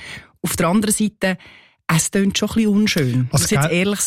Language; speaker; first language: German; native; German